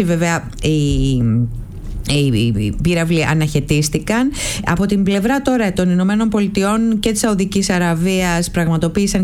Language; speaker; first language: Greek; native; Greek